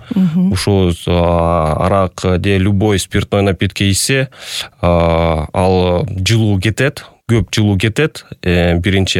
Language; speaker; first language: Kyrgyz; non-native, local second language; Russian